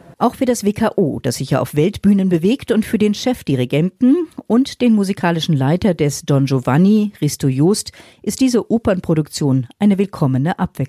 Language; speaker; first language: German; native; German